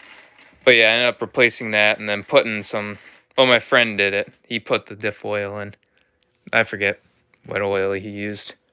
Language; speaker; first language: English; native; English